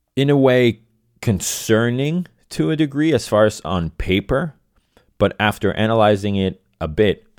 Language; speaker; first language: English; non-native, fluent; Spanish